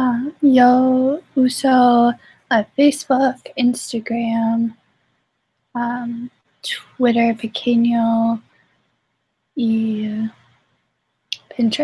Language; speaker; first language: Spanish; non-native, learner; English